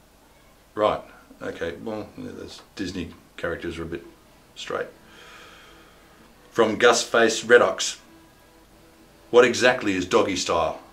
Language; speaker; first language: English; native; English